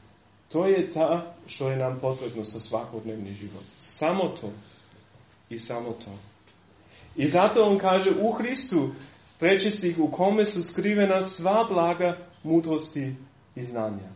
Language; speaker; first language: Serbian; non-native, fluent; German